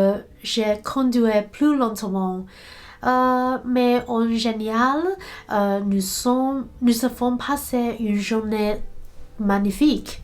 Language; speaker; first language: French; non-native, learner; Cantonese